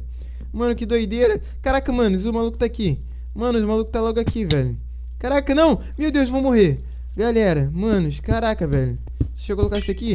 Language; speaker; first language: Portuguese; native; Portuguese